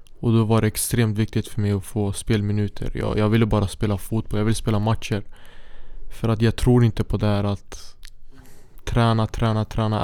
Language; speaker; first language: Swedish; early bilingual, other home language; Syriac